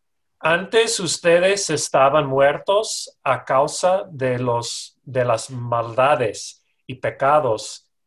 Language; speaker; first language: Spanish; non-native, fluent; English